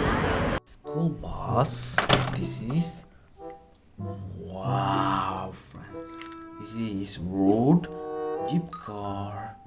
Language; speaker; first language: English; non-native, learner; Indonesian